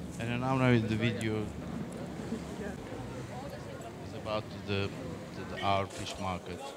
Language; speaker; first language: English; non-native, learner; Turkish